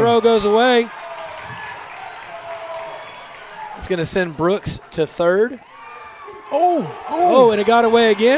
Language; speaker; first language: English; native; English